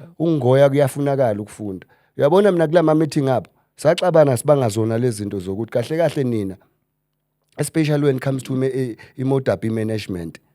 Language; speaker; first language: Zulu; native; Zulu